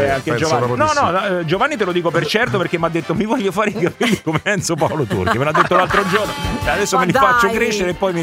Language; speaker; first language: Italian; native; Italian